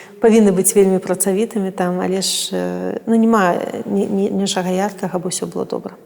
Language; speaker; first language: Belarusian; non-native, local second language; Russian